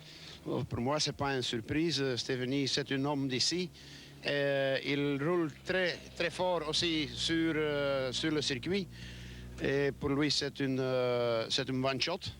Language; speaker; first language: French; non-native, learner; Dutch